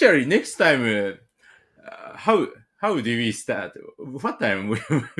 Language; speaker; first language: English; non-native, learner; Japanese